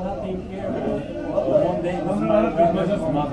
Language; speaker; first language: English; non-native, learner; Turkish